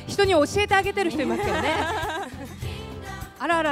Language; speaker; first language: Japanese; native; Japanese